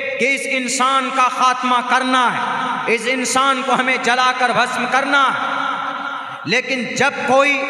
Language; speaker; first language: Hindi; native; Hindi